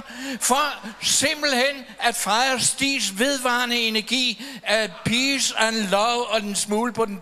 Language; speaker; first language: Danish; native; Danish